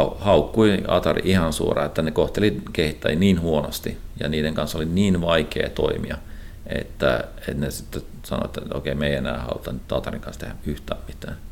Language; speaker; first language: Finnish; native; Finnish